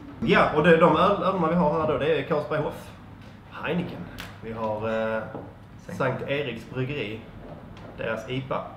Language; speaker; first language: Swedish; native; Swedish